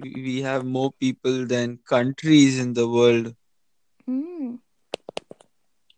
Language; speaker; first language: English; non-native, local second language; Hindi